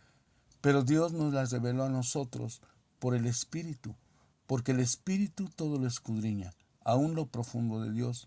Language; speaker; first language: Spanish; native; Spanish